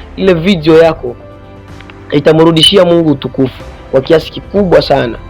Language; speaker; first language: Swahili; non-native, local second language; Rundi